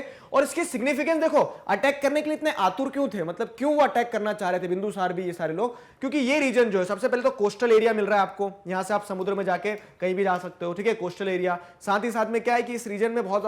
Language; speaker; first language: Hindi; native; Hindi